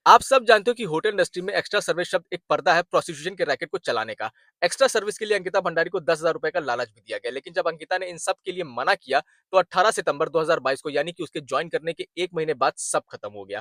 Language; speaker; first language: Hindi; native; Hindi